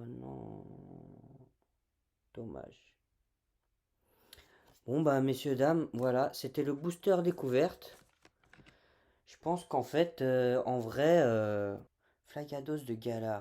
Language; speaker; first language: French; native; French